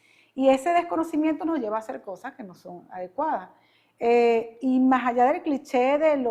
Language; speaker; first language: Spanish; native; Spanish